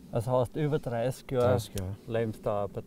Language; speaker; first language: German; native; German